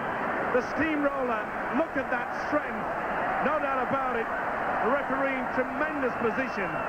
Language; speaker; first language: English; native; English